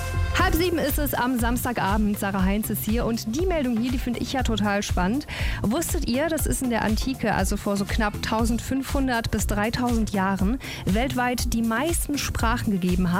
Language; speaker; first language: German; native; German